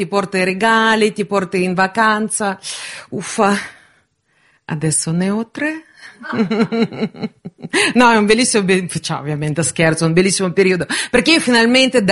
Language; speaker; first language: Italian; non-native, fluent; Russian